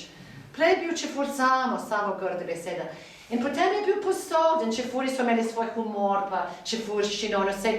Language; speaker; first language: Slovenian; non-native, fluent; English